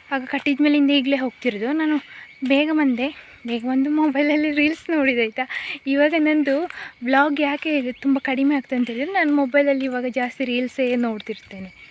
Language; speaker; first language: Kannada; non-native, local second language; Konkani